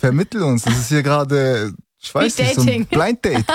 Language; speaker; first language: German; early bilingual, other home language; Turkish